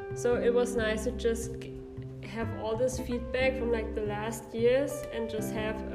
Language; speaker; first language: English; non-native, fluent; German